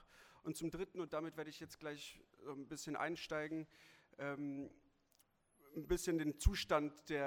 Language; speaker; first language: German; native; German